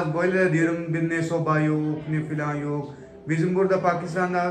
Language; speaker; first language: Turkish; non-native, learner; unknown